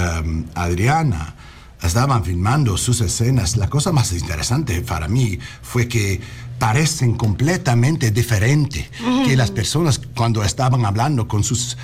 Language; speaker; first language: Spanish; non-native, learner; English